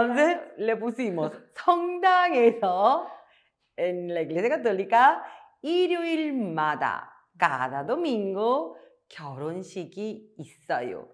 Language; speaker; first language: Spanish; non-native, fluent; Korean